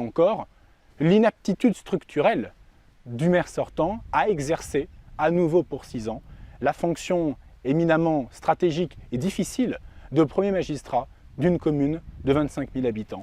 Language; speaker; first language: French; native; French